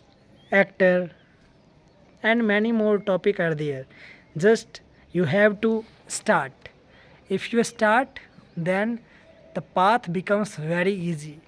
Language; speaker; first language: English; non-native, learner; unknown